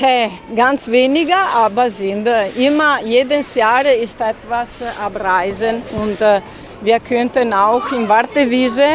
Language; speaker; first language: German; non-native, learner; Italian